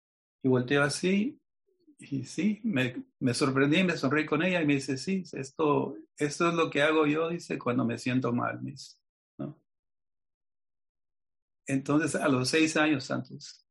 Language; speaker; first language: Spanish; native; Spanish